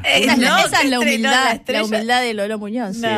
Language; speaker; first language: Spanish; native; Spanish